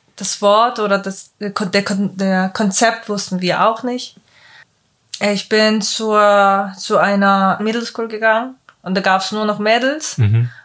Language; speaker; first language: German; non-native, fluent; Korean